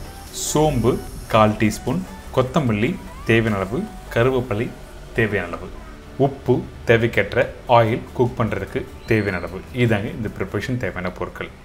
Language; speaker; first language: Tamil; native; Tamil